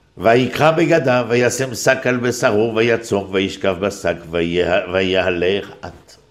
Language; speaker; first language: Hebrew; non-native, fluent; French